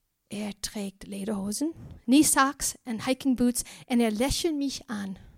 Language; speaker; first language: German; non-native, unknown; English